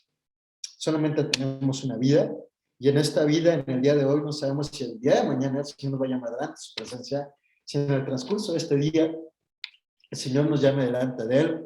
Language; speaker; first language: Spanish; native; Spanish